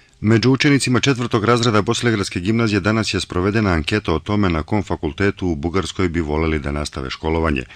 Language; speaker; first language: Bosnian; non-native, local second language; Bulgarian